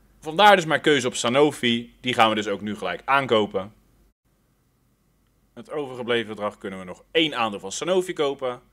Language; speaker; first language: Dutch; native; Dutch